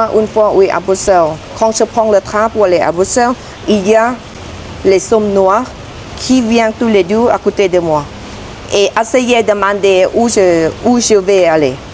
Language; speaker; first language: French; non-native, learner; Thai